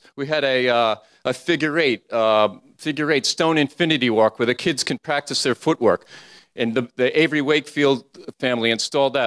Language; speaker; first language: English; native; English